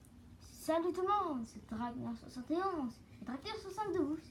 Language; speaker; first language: French; native; French